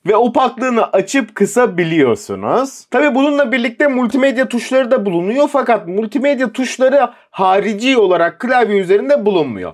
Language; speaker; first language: Turkish; native; Turkish